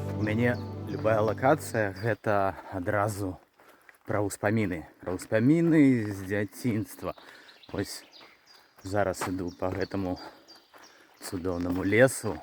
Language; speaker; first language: Belarusian; native; Belarusian